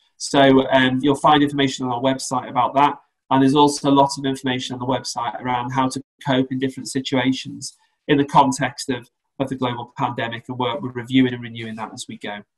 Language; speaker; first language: English; native; English